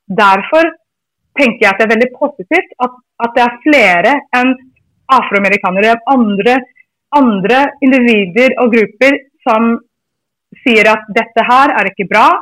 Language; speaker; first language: Norwegian; non-native, fluent; English